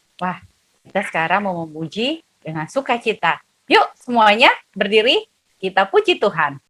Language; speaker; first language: Indonesian; native; Indonesian